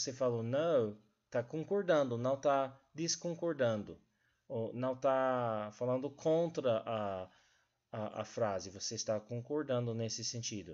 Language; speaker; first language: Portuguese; non-native, learner; English